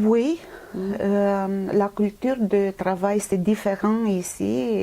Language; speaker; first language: French; non-native, fluent; Romanian